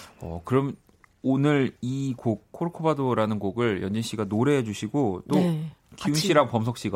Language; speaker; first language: Korean; native; Korean